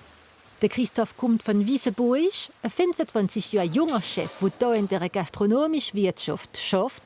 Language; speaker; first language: German; non-native, local second language; French